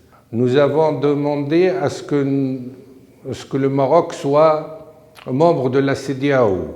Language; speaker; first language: French; non-native, local second language; Arabic